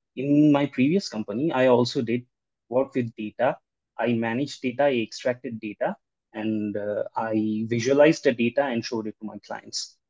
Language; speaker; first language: English; non-native, local second language; Bangla